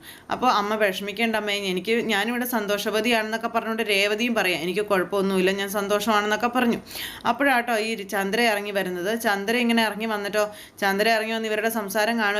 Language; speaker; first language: Malayalam; native; Malayalam